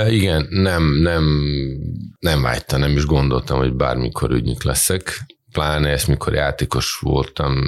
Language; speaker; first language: Hungarian; non-native, fluent; Serbian